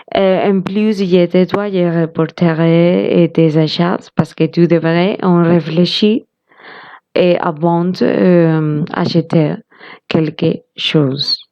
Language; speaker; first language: French; non-native, learner; Spanish